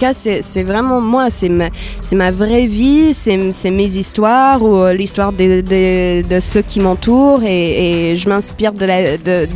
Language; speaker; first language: French; non-native, fluent; English